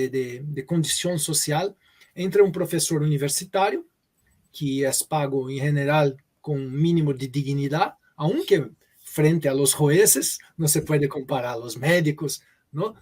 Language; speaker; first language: Spanish; non-native, learner; Portuguese